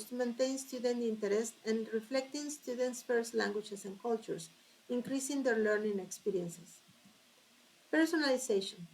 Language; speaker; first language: English; non-native, fluent; Spanish